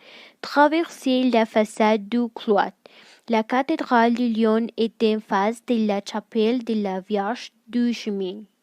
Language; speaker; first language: French; non-native, learner; Spanish